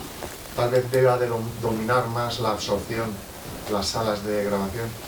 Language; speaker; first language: Spanish; native; Spanish